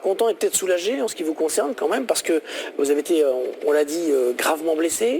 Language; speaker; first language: French; native; French